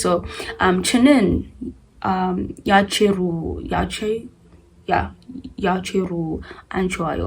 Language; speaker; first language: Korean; non-native, learner; English